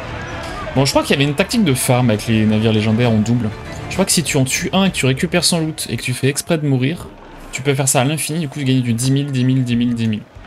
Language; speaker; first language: French; native; French